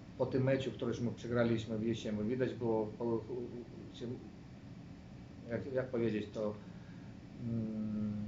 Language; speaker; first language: Polish; non-native, learner; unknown